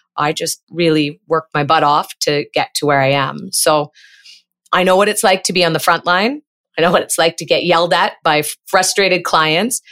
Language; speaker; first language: English; native; English